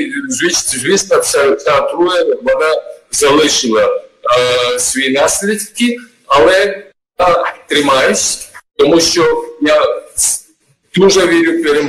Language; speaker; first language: Ukrainian; non-native, fluent; Georgian